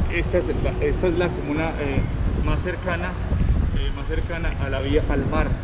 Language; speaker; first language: Spanish; native; Spanish